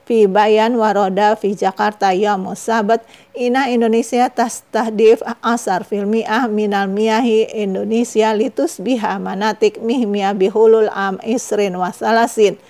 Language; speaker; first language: Arabic; non-native, fluent; Indonesian